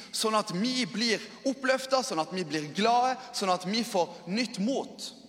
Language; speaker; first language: Norwegian; native; Norwegian